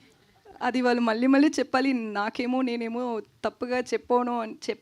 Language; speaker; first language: Telugu; non-native, learner; Tamil